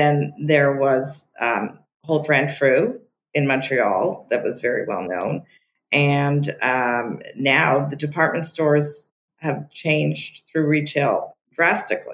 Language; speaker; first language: English; non-native, fluent; French